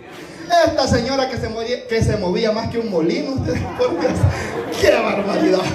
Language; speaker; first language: Spanish; native; Spanish